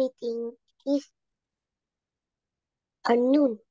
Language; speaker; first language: English; non-native, learner; Vietnamese